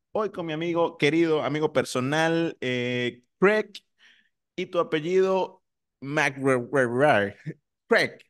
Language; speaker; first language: Spanish; native; Spanish